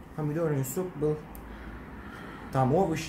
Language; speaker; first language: Russian; early bilingual, heritage; Turkish